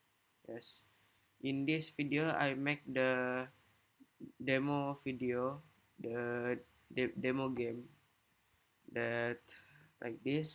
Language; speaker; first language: English; non-native, learner; Indonesian